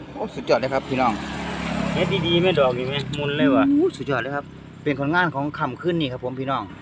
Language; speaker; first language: Thai; native; Thai